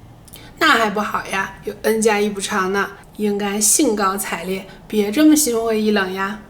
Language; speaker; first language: Chinese; native; Chinese